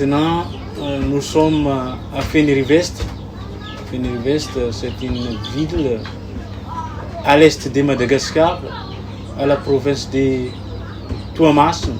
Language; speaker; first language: French; non-native, local second language; Malagasy